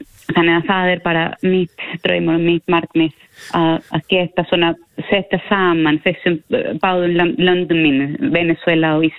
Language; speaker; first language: Icelandic; non-native, fluent; Spanish